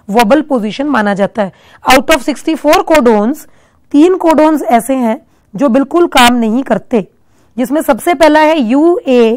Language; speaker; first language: Hindi; non-native, local second language; Punjabi